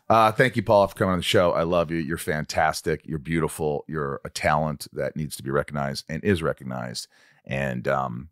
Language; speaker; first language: English; native; English